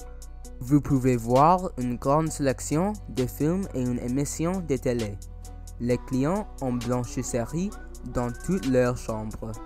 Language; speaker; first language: French; non-native, learner; English